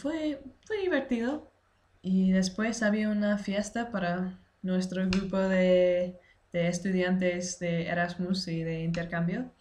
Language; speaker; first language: Spanish; non-native, learner; English